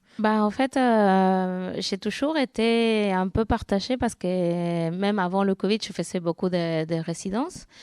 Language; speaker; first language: French; non-native, fluent; Spanish